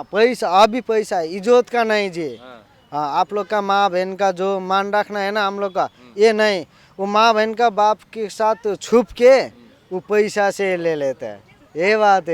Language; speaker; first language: Hindi; non-native, learner; Nepali